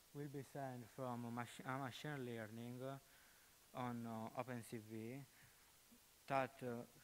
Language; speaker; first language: English; non-native, fluent; Italian